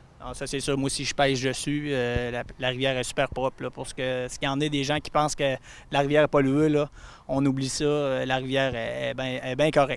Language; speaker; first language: French; native; French